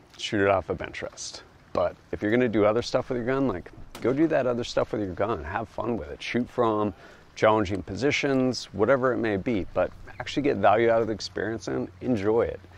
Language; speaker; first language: English; native; English